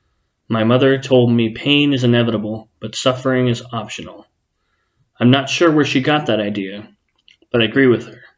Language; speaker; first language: English; native; English